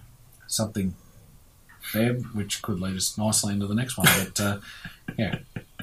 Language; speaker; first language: English; native; English